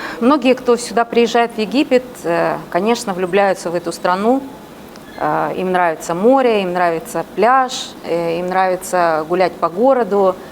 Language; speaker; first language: Russian; native; Russian